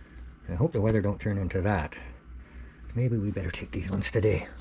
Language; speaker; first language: English; native; English